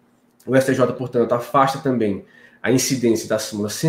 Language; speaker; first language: Portuguese; native; Portuguese